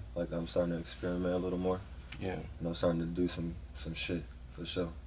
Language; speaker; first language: English; native; English